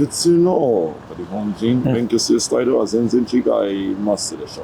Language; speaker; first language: Japanese; non-native, learner; English